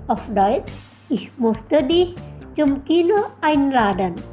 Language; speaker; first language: German; non-native, fluent; Indonesian